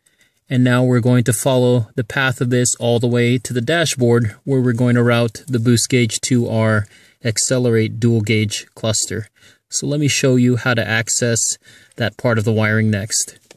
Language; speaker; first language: English; native; English